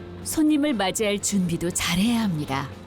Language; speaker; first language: Korean; native; Korean